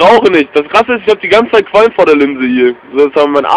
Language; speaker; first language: German; native; German